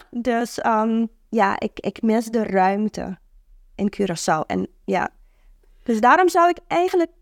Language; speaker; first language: Dutch; non-native, local second language; Papiamento